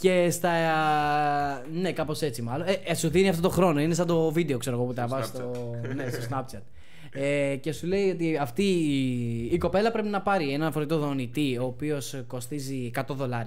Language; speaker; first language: Greek; native; Greek